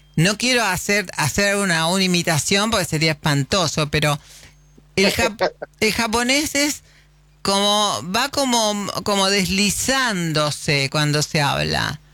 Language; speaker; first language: Spanish; native; Spanish